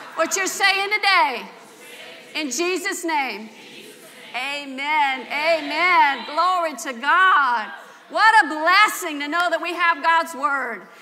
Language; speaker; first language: English; native; English